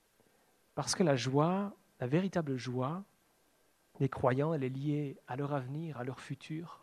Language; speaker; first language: French; native; French